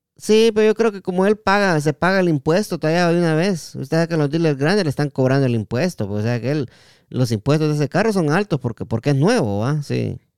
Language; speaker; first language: Spanish; native; Spanish